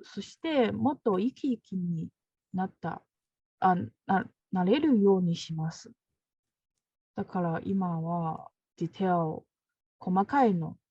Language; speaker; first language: Japanese; non-native, learner; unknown